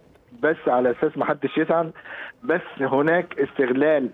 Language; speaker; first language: Arabic; native; Arabic